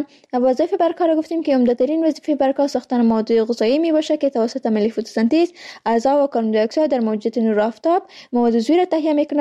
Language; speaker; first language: Persian; native; Persian